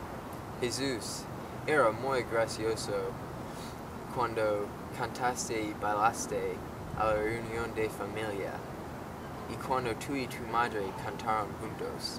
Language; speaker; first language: Spanish; non-native, learner; English